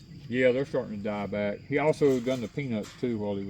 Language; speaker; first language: English; native; English